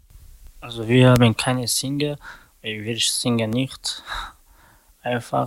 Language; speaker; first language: German; non-native, learner; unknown